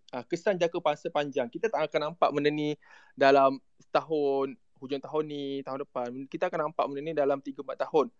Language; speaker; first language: Malay; native; Malay